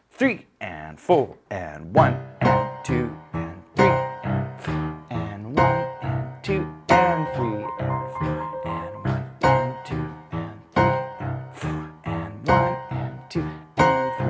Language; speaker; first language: English; native; English